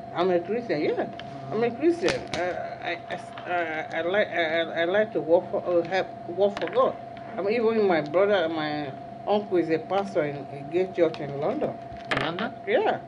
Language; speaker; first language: English; non-native, local second language; Igbo